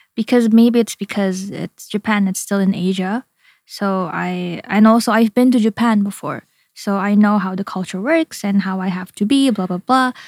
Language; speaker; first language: English; non-native, fluent; Indonesian